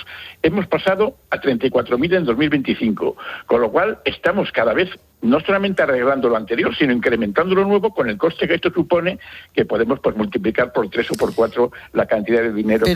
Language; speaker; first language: Spanish; native; Spanish